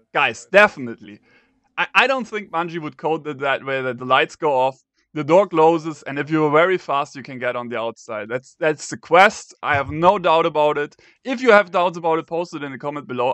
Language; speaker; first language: English; non-native, fluent; German